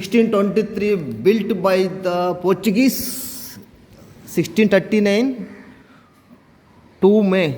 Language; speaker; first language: English; non-native, learner; Telugu